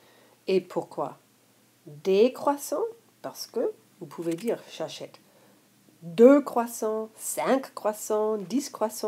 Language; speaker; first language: French; non-native, fluent; English